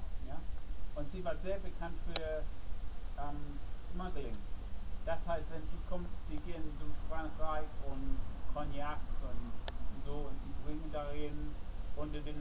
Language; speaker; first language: German; non-native, learner; English